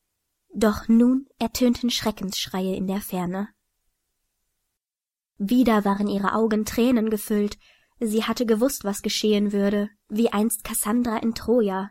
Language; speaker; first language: German; native; German